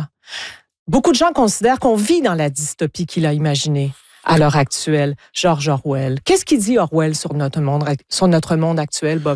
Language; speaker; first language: French; native; French